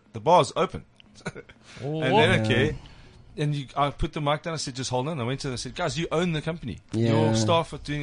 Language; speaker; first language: English; native; English